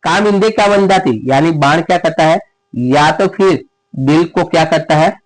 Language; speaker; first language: Hindi; non-native, local second language; Gujarati